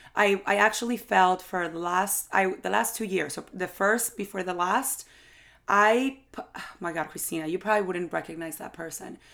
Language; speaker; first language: English; non-native, fluent; Spanish